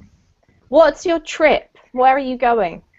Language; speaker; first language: English; native; English